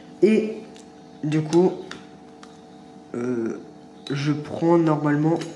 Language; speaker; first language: French; native; French